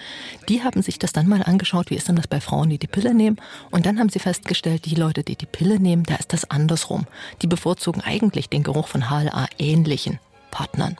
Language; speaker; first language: German; native; German